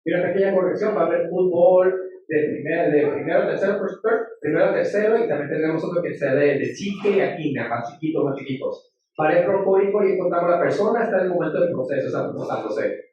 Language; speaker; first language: Spanish; native; Spanish